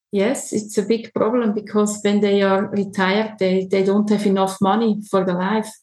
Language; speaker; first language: English; non-native, learner; German